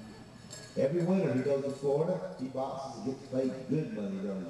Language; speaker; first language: English; native; English